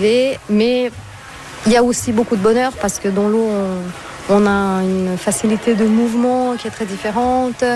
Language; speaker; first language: French; non-native, fluent; Portuguese